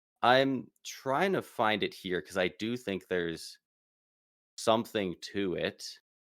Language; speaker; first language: English; native; English